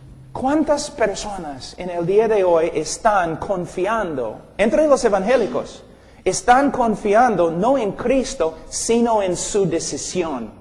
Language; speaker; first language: Spanish; non-native, fluent; English